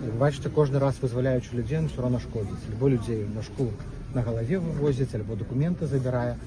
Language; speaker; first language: Belarusian; native; Belarusian